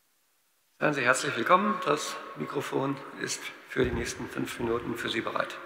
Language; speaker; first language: German; native; German